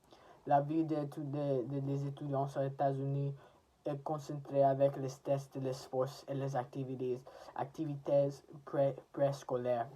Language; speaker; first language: French; non-native, learner; English